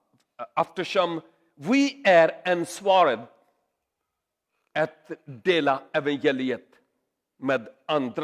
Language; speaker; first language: Swedish; non-native, learner; Urdu